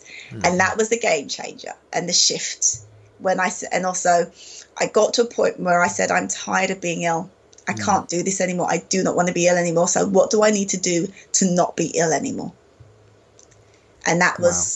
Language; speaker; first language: English; native; English